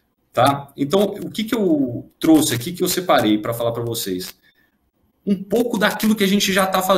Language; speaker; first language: Portuguese; native; Portuguese